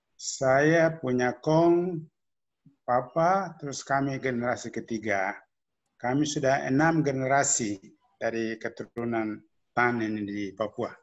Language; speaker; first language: Indonesian; native; Indonesian